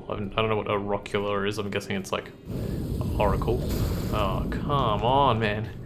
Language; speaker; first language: English; native; English